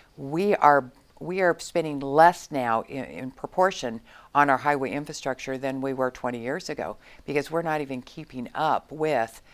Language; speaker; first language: English; native; English